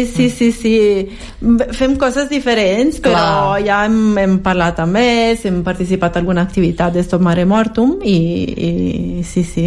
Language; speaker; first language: Catalan; non-native, fluent; Italian